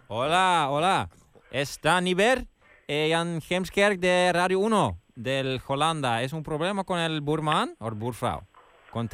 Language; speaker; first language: Spanish; non-native, learner; Dutch